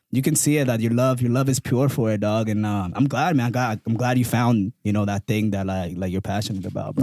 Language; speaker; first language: English; early bilingual, other home language; Spanish